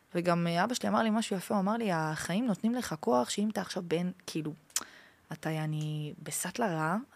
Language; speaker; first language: Hebrew; early bilingual, heritage; French